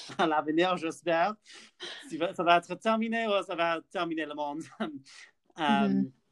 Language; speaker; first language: French; non-native, learner; English